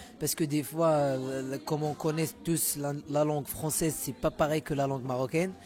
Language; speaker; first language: French; non-native, local second language; Arabic